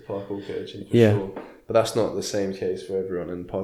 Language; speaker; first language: English; native; English